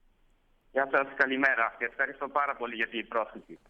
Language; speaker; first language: Greek; non-native, fluent; Italian